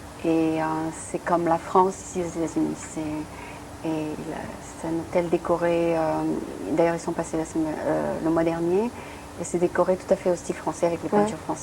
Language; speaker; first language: French; native; French